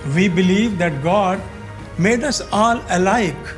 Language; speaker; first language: English; non-native, local second language; Nepali